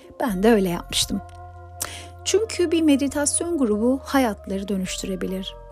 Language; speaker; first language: Turkish; native; Turkish